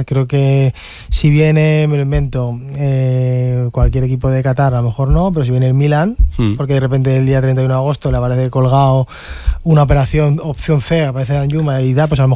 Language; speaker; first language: Spanish; native; Spanish